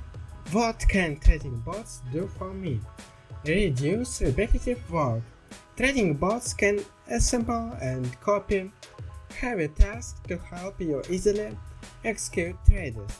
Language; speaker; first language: English; non-native, learner; Russian